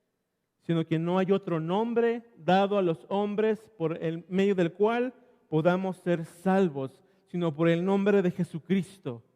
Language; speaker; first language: Spanish; native; Spanish